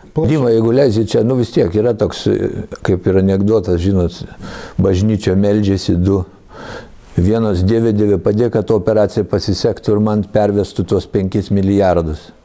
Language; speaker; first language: Lithuanian; native; Lithuanian